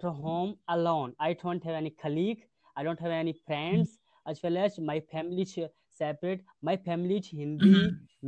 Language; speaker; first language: English; non-native, learner; Hindi